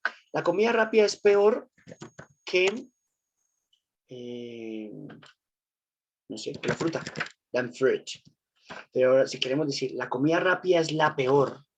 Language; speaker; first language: Spanish; native; Spanish